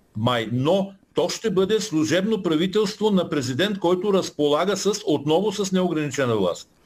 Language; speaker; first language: Bulgarian; native; Bulgarian